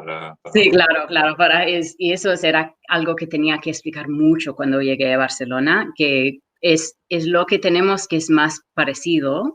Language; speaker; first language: Spanish; non-native, fluent; English